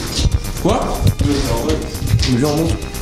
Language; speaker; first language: French; native; French